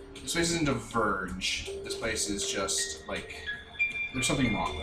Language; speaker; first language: English; native; English